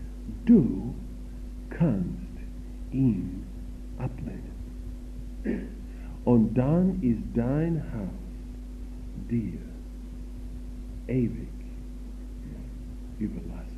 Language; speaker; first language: German; non-native, fluent; English